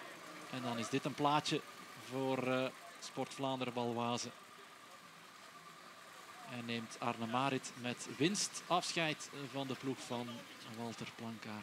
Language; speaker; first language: Dutch; native; Dutch